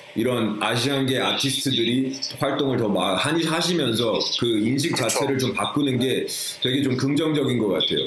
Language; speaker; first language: Korean; early bilingual, heritage; Korean